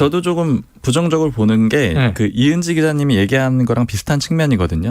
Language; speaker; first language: Korean; native; Korean